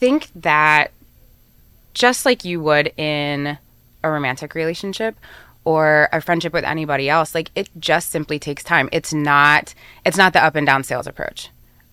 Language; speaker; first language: English; native; English